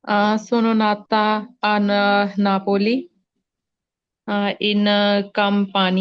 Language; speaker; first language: Italian; non-native, learner; Hindi